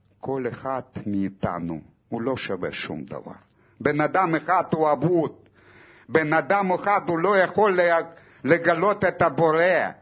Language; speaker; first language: Hebrew; non-native, fluent; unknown